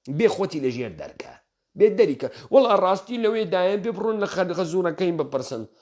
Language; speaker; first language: Central Kurdish; native; Central Kurdish